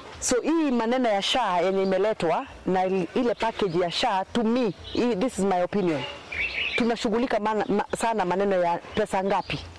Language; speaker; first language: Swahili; non-native, local second language; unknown